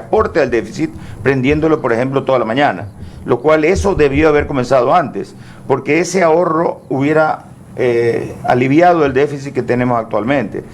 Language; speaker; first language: Spanish; native; Spanish